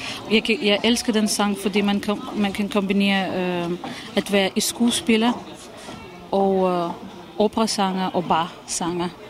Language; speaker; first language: Danish; non-native, fluent; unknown